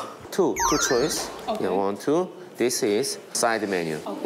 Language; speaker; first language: English; non-native, learner; Korean